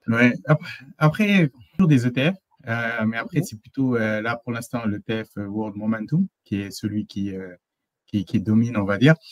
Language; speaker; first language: French; native; French